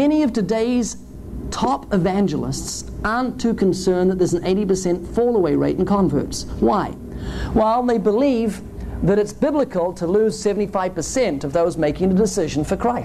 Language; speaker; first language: English; native; English